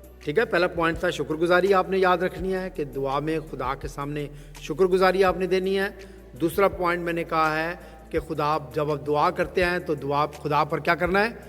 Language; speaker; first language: Urdu; native; Urdu